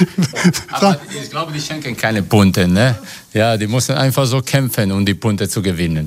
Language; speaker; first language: German; non-native, fluent; Italian